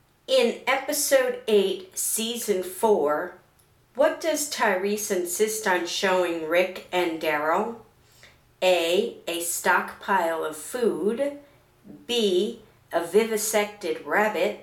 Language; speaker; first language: English; native; English